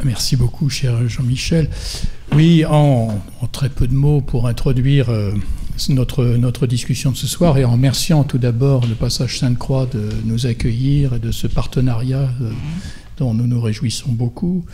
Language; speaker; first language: French; native; French